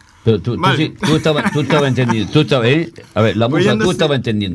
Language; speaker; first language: Spanish; native; Spanish